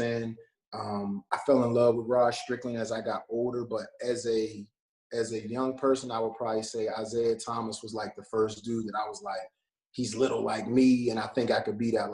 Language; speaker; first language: English; native; English